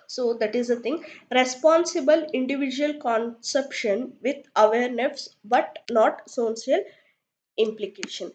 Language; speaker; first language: English; non-native, local second language; Kannada